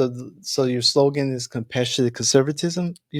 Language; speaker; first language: English; native; English